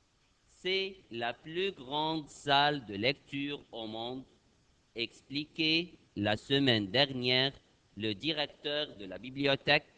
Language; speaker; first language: French; non-native, fluent; Arabic